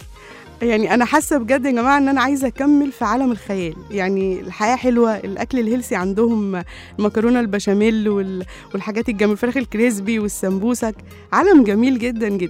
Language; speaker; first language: Arabic; native; Arabic